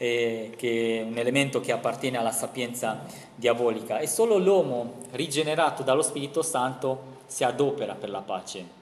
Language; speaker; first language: Italian; non-native, fluent; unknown